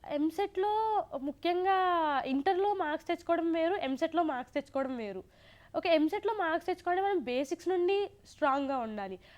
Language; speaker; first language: Telugu; native; Telugu